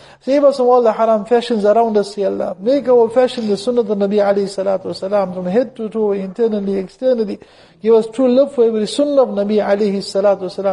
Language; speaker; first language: English; native; English